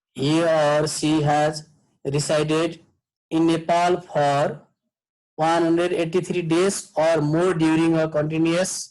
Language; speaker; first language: English; non-native, local second language; Nepali